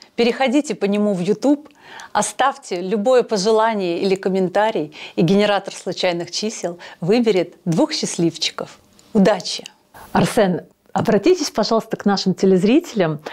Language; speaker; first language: Russian; native; Russian